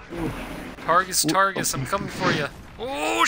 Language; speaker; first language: English; native; English